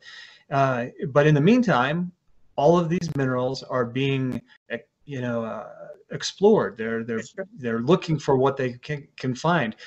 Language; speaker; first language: English; native; English